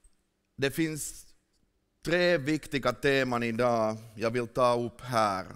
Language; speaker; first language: Swedish; non-native, fluent; Finnish